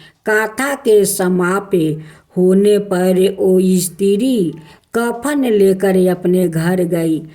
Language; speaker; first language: Hindi; native; Hindi